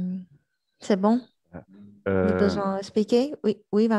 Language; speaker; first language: French; non-native, learner; Chinese